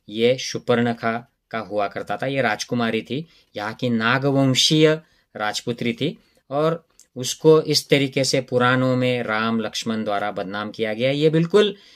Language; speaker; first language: Hindi; non-native, local second language; Marathi